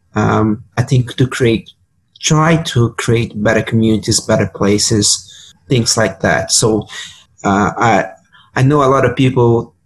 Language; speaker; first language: English; non-native, fluent; Portuguese